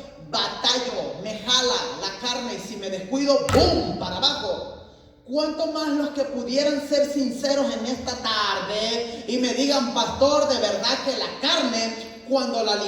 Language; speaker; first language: Spanish; native; Spanish